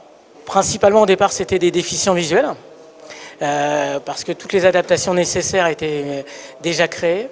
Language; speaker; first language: French; native; French